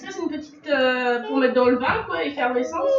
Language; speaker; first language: French; native; French